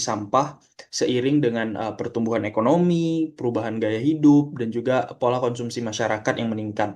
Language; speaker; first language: Indonesian; native; Indonesian